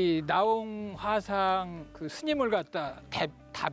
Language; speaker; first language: Korean; native; Korean